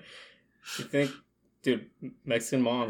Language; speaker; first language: English; early bilingual, other home language; Spanish